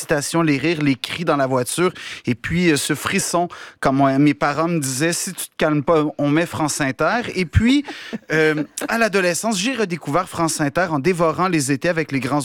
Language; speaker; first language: French; native; French